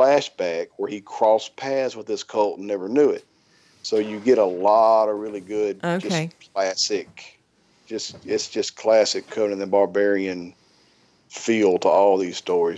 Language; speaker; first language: English; native; English